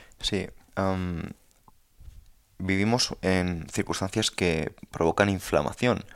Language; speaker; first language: Spanish; native; Spanish